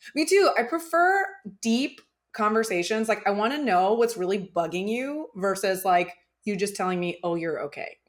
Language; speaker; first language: English; early bilingual, other home language; German